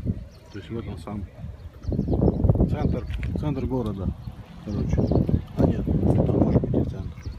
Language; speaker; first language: Russian; native; Russian